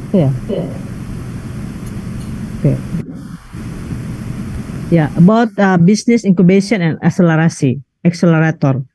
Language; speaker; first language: English; non-native, learner; Indonesian